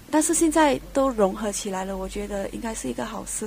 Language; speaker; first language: Chinese; native; Chinese